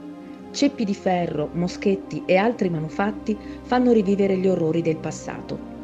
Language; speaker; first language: Italian; native; Italian